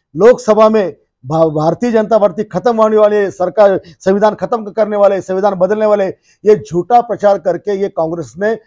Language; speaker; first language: Hindi; non-native, local second language; Marathi